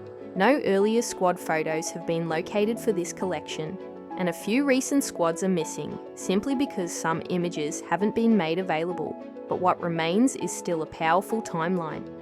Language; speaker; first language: English; native; English